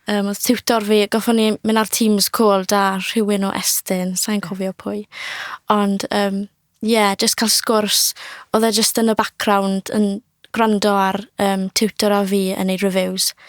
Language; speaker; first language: Welsh; native; Welsh